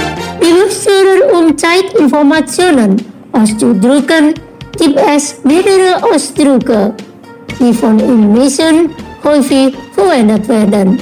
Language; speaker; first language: German; non-native, fluent; Indonesian